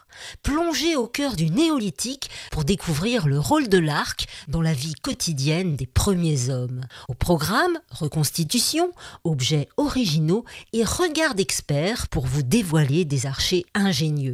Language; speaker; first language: French; native; French